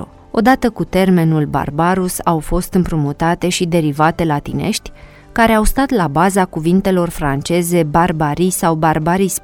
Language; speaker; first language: Romanian; native; Romanian